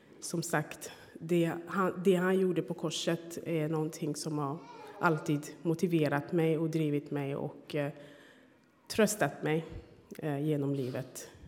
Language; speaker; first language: Swedish; non-native, fluent; Rundi